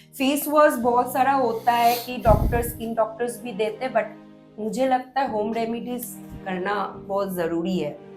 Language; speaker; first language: Hindi; non-native, local second language; Bangla